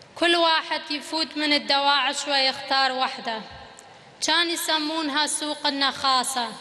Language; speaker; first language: Arabic; non-native, local second language; Kurdish